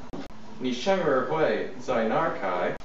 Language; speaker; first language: Chinese; non-native, learner; English